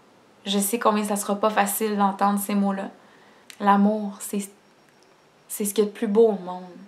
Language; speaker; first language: French; native; French